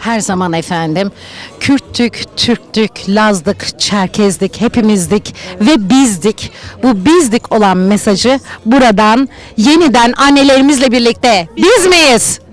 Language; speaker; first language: Turkish; native; Turkish